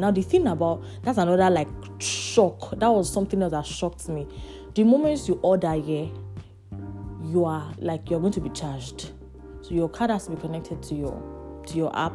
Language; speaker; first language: English; non-native, local second language; Yoruba